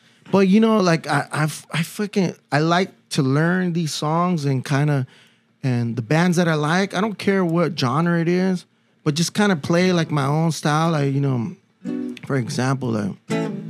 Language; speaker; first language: English; early bilingual, other home language; Spanish